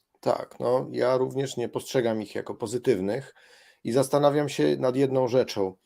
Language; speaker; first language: Polish; native; Polish